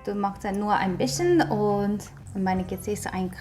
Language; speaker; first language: German; non-native, learner; Korean